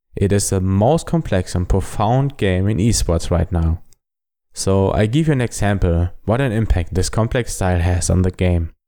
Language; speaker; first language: English; non-native, fluent; German